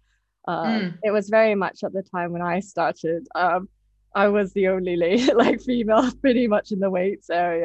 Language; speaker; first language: English; non-native, local second language; Japanese